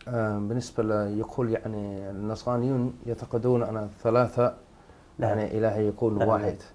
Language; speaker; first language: Arabic; non-native, fluent; Dutch